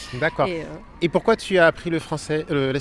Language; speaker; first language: French; native; French